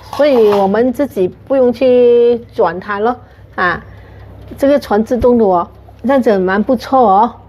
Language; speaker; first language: Chinese; native; Chinese